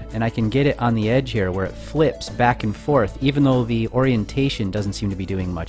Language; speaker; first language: English; native; English